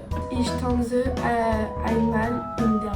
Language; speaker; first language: German; non-native, learner; French